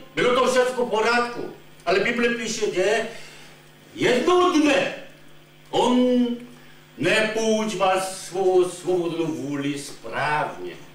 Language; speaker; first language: Czech; non-native, fluent; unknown